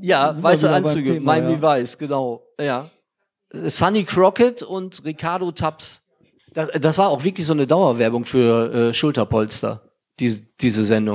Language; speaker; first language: German; native; German